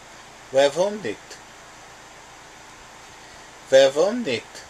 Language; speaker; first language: German; non-native, learner; English